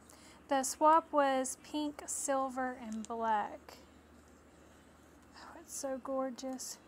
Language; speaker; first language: English; native; English